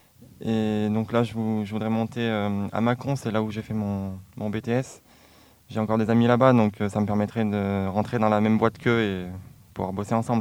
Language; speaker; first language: French; native; French